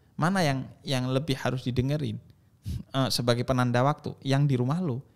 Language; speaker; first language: Indonesian; native; Indonesian